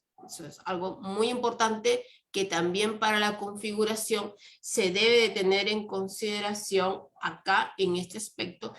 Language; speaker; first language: Spanish; native; Spanish